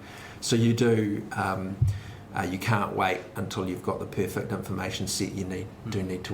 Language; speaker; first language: English; native; English